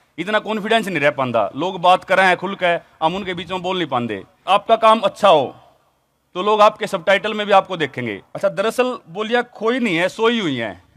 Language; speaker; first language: Hindi; native; Hindi